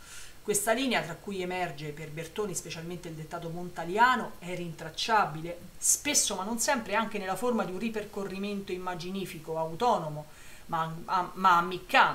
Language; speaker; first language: Italian; native; Italian